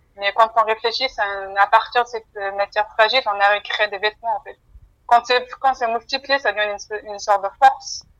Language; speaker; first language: French; non-native, fluent; Mongolian